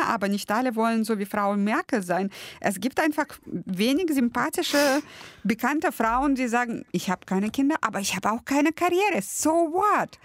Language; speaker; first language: German; early bilingual, other home language; Russian